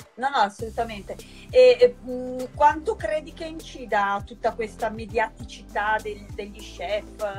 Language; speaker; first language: Italian; native; Italian